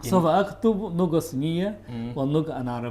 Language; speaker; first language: Arabic; non-native, learner; Chinese